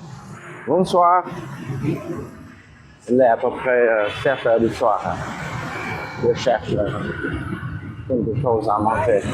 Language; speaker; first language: French; non-native, fluent; Vietnamese